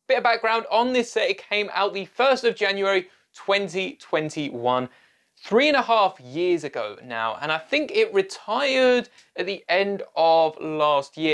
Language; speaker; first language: English; native; English